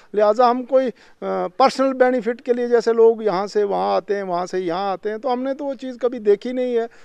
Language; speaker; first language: Hindi; native; Hindi